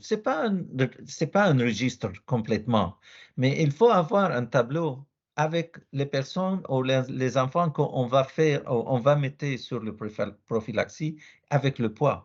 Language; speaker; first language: French; non-native, learner; Arabic